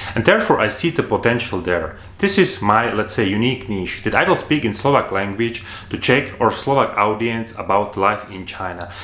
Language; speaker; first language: English; non-native, fluent; Slovak